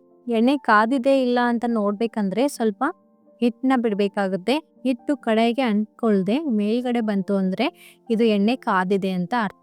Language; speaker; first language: Kannada; native; Kannada